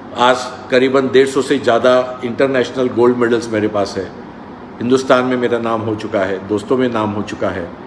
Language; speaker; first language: Hindi; non-native, local second language; Marathi